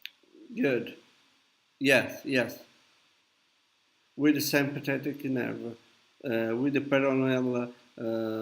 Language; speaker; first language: English; non-native, learner; Italian